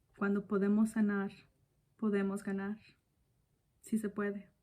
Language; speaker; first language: Spanish; early bilingual, other home language; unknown